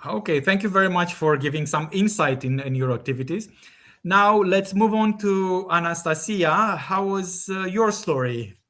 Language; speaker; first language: English; non-native, fluent; Romanian